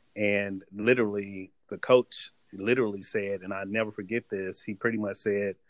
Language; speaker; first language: English; native; English